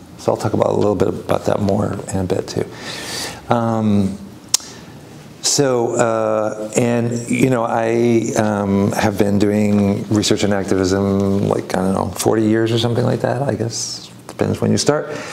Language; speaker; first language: English; native; English